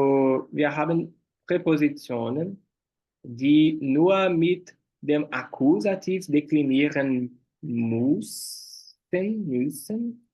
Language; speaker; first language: German; non-native, fluent; Portuguese